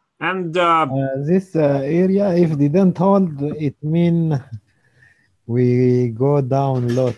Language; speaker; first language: English; non-native, learner; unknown